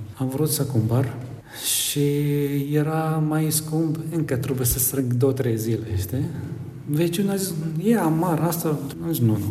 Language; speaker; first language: Romanian; non-native, learner; Arabic